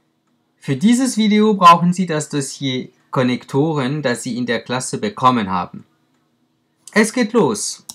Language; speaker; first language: German; non-native, fluent; French